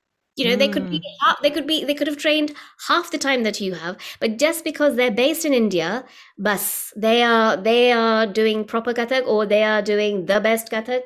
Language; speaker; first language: English; native; English